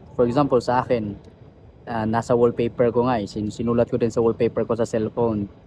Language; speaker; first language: Filipino; non-native, local second language; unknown